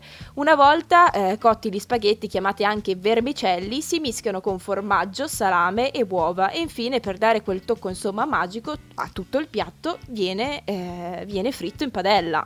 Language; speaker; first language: Italian; native; Italian